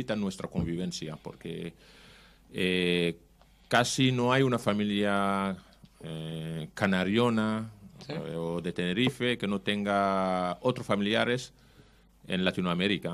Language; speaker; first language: Spanish; non-native, fluent; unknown